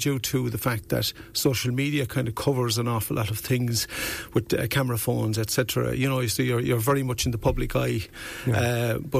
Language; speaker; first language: English; native; English